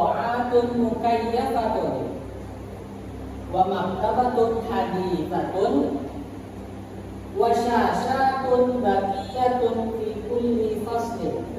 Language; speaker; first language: Arabic; non-native, learner; Indonesian